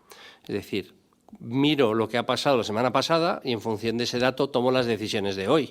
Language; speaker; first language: Spanish; native; Spanish